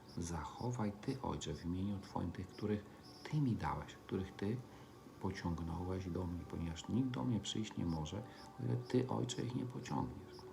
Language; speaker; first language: Polish; early bilingual, heritage; Polish